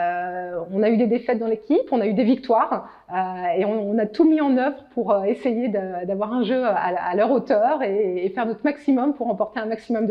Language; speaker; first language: French; native; French